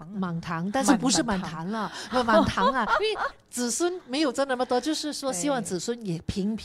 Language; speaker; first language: Chinese; native; Chinese